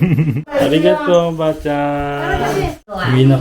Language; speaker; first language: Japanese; non-native, learner; Filipino